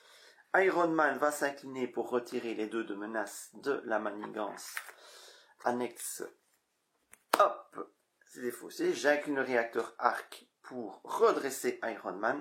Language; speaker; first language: French; native; French